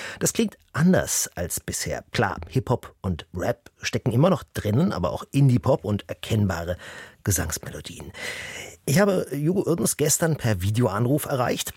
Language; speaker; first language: German; native; German